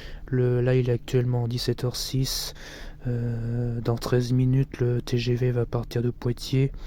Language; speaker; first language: French; native; French